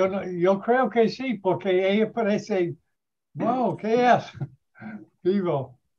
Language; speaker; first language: Spanish; non-native, learner; English